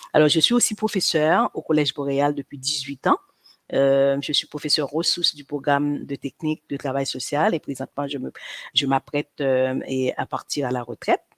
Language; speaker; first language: French; non-native, local second language; Haitian Creole